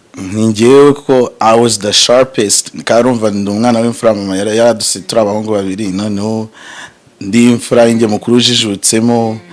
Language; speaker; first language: Kinyarwanda; early bilingual, heritage; Kinyarwanda